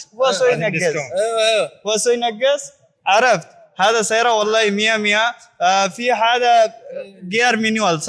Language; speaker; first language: Arabic; non-native, learner; Bangla